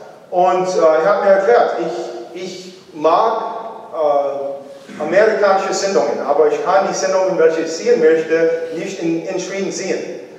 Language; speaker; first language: German; non-native, learner; English